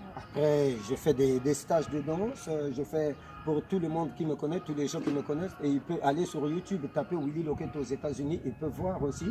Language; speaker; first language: French; non-native, local second language; Lingala